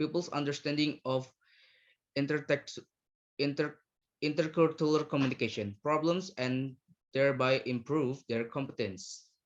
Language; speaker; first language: English; non-native, learner; Indonesian